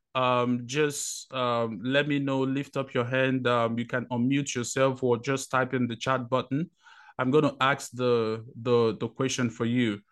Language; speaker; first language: English; non-native, local second language; Igbo